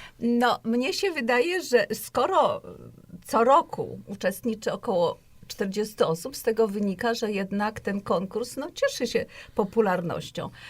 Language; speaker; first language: Polish; native; Polish